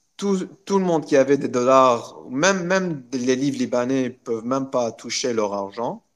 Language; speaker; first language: French; non-native, local second language; Arabic